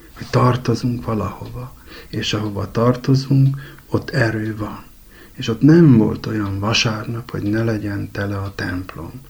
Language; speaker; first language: Hungarian; native; Hungarian